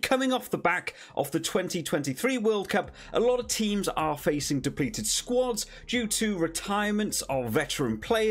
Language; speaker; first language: English; native; English